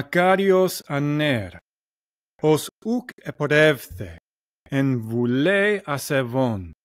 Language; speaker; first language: Greek; non-native, learner; English